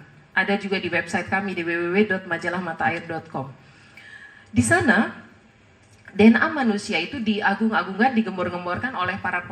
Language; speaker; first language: Indonesian; native; Indonesian